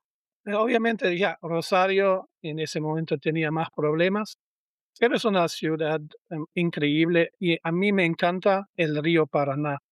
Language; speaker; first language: Spanish; non-native, learner; German